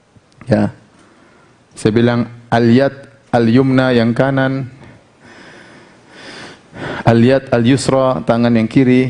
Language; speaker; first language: Indonesian; native; Indonesian